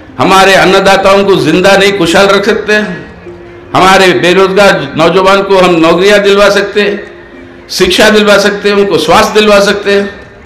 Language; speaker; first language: Hindi; non-native, local second language; Telugu